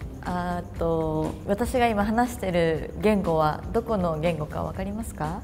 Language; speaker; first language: Japanese; native; Japanese